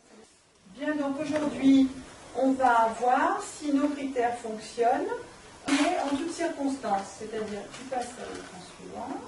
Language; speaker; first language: French; native; French